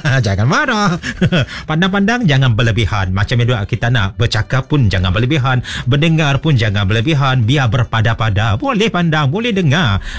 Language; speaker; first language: Malay; native; Malay